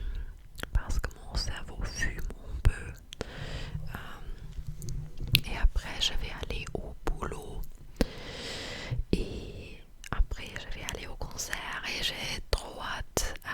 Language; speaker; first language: French; non-native, fluent; English